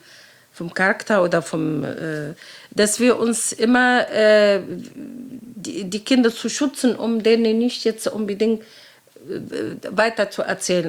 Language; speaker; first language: German; non-native, fluent; Arabic